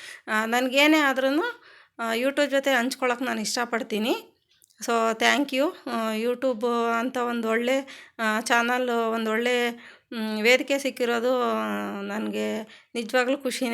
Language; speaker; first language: Kannada; native; Kannada